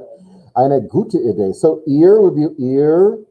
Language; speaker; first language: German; non-native, fluent; English